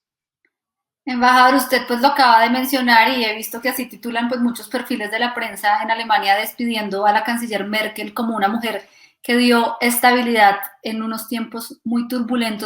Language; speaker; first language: Spanish; native; Spanish